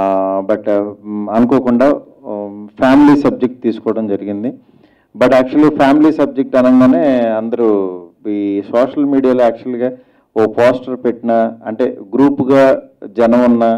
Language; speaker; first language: Telugu; native; Telugu